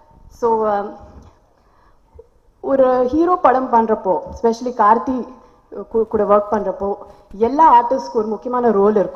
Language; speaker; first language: Tamil; non-native, local second language; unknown